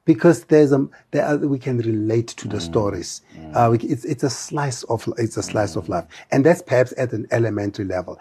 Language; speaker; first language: English; non-native, local second language; Tswana